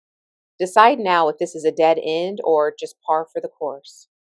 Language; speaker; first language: English; native; English